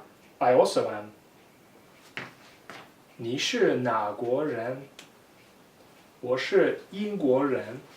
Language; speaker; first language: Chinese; non-native, fluent; English